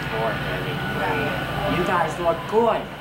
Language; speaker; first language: English; native; English